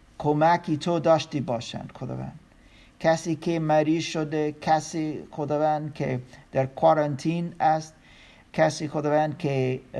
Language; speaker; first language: Persian; non-native, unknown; German